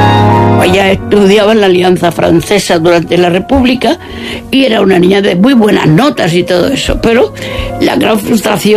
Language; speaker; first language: Spanish; native; Spanish